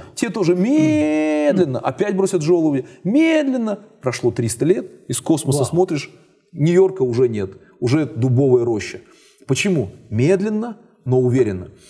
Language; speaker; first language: Russian; native; Russian